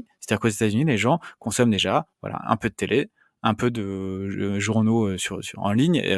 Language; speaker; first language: French; native; French